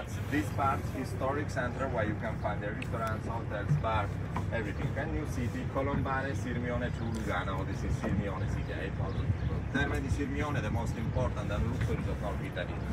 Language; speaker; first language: English; non-native, learner; Italian